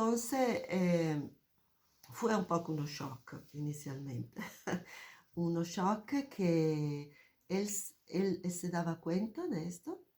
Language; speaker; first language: Spanish; non-native, fluent; Italian